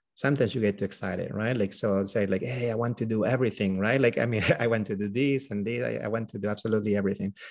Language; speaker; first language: English; non-native, fluent; Spanish